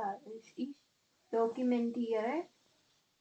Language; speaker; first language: German; non-native, learner; Malayalam